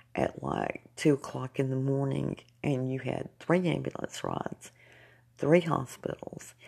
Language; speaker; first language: English; native; English